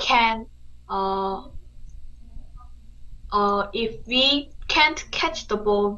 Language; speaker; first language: English; non-native, learner; Korean